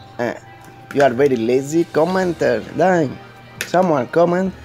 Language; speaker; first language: English; non-native, learner; Italian